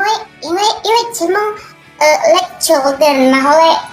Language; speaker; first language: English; non-native, learner; Indonesian